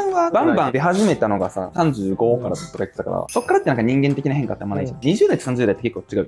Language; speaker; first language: Japanese; native; Japanese